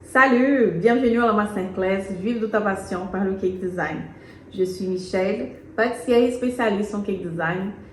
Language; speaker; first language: French; non-native, fluent; Portuguese